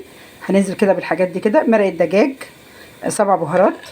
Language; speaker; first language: Arabic; native; Arabic